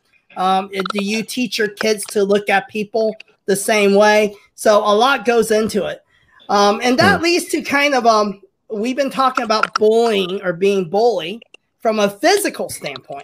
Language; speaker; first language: English; early bilingual, other home language; Cantonese